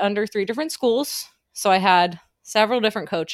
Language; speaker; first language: English; native; English